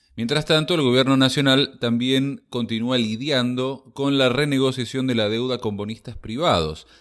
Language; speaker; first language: Spanish; native; Spanish